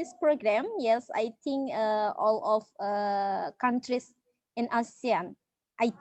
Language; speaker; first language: English; non-native, learner; Indonesian